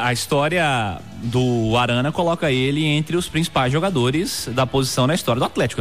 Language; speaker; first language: Portuguese; native; Portuguese